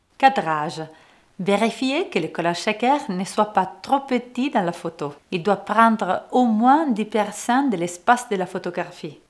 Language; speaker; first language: French; non-native, fluent; Italian